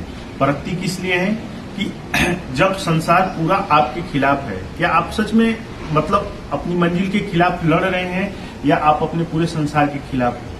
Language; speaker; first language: Hindi; native; Hindi